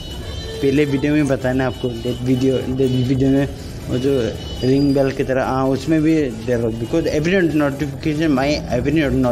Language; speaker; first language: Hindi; non-native, local second language; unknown